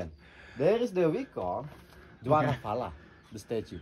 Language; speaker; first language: English; non-native, learner; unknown